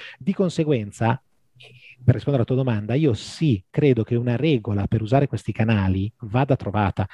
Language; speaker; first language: Italian; native; Italian